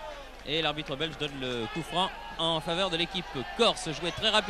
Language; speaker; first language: French; native; French